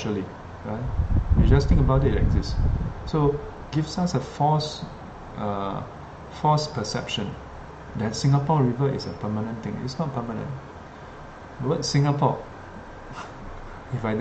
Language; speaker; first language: English; native; English